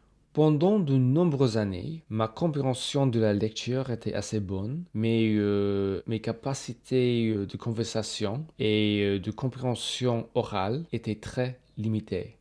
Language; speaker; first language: French; non-native, fluent; English